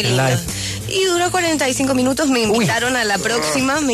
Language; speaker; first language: Spanish; native; Spanish